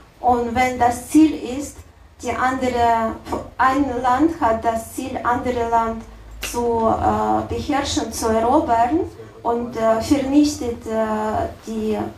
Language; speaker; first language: German; non-native, learner; Russian